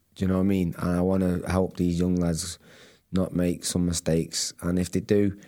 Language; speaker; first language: English; native; English